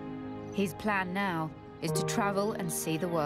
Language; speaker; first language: English; native; English